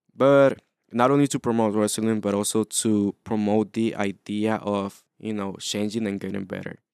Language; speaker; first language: English; early bilingual, other home language; Spanish